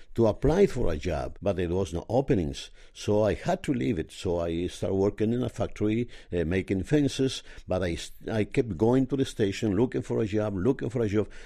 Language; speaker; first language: English; non-native, fluent; Spanish